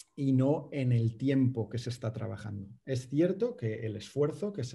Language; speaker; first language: Spanish; native; Spanish